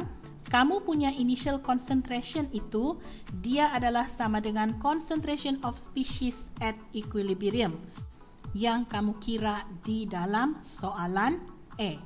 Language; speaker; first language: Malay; native; Malay